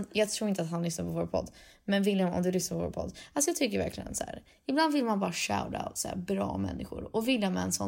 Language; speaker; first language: Swedish; native; Swedish